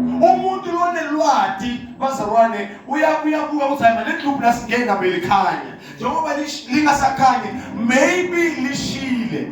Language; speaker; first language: Zulu; non-native, local second language; Swati